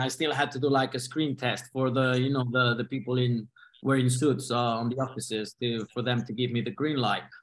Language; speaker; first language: English; non-native, fluent; Spanish